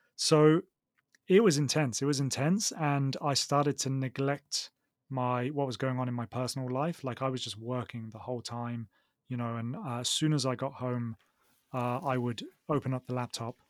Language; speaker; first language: English; native; English